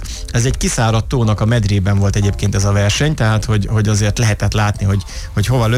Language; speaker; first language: Hungarian; native; Hungarian